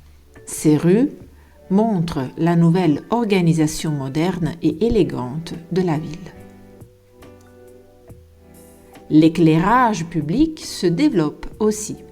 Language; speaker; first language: French; non-native, fluent; Italian